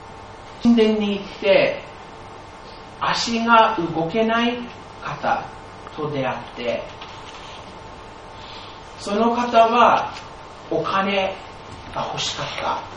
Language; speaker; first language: Japanese; non-native, fluent; English